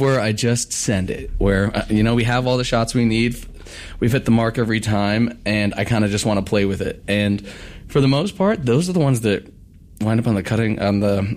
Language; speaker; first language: English; native; English